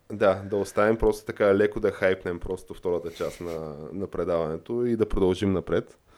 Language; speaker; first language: Bulgarian; native; Bulgarian